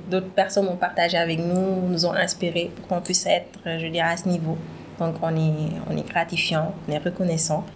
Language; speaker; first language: French; non-native, local second language; Wolof